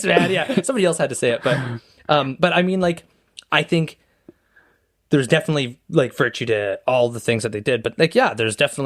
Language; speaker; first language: English; native; English